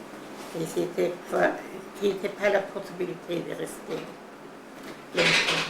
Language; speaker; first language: French; non-native, learner; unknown